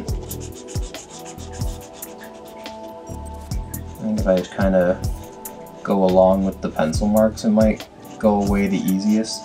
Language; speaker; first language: English; native; English